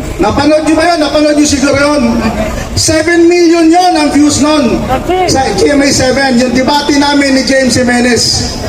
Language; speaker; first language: Filipino; non-native, local second language; Iloko